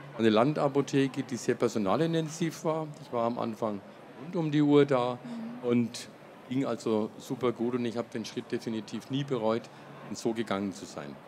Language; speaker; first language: German; native; German